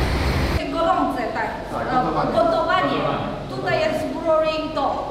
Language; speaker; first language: Polish; non-native, learner; Korean